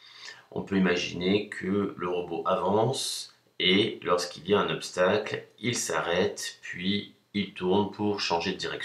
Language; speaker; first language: French; native; French